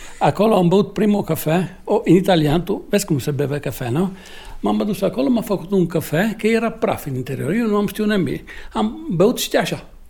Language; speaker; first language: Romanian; non-native, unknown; Italian